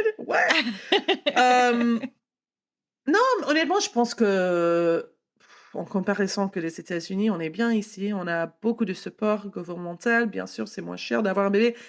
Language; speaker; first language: French; non-native, fluent; English